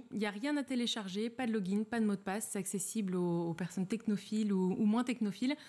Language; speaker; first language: French; native; French